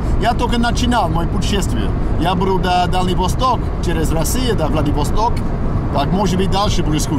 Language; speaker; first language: Russian; non-native, learner; English